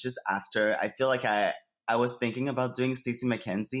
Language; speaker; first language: English; native; English